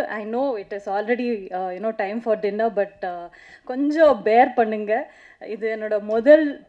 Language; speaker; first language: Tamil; non-native, learner; Kannada